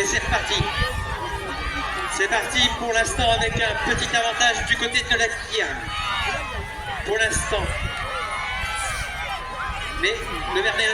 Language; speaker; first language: French; native; French